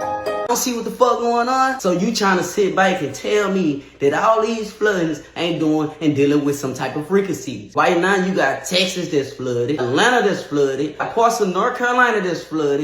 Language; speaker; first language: English; native; English